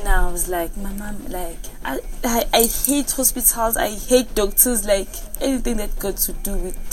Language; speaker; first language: English; non-native, local second language; Zulu